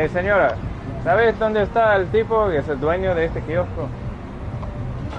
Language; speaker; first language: Spanish; non-native, fluent; English